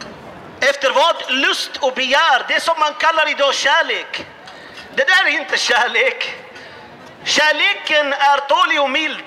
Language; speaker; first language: Swedish; non-native, fluent; Arabic